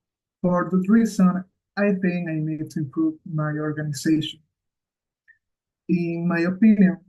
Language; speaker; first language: English; non-native, learner; Spanish